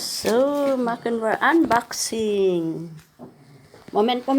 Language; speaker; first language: German; non-native, learner; Filipino